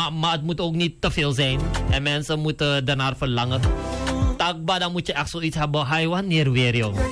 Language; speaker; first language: Dutch; native; Dutch